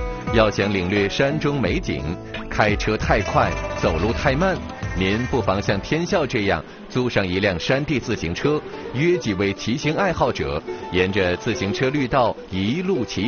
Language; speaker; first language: Chinese; native; Chinese